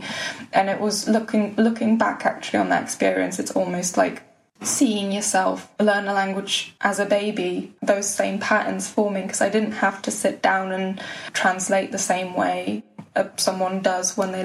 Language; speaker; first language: English; early bilingual, other home language; Polish